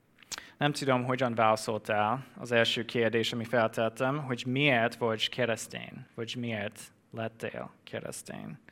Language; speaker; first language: Hungarian; non-native, fluent; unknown